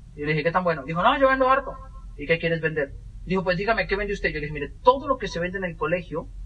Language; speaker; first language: Spanish; native; Spanish